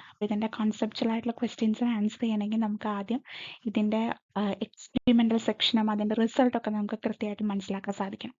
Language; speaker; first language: Malayalam; native; Malayalam